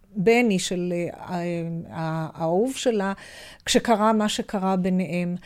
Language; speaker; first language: Hebrew; native; Hebrew